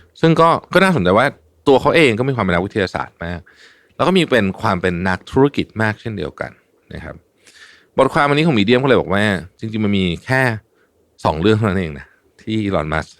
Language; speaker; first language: Thai; native; Thai